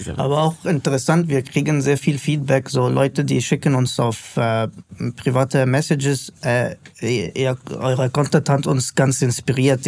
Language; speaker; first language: German; non-native, fluent; Arabic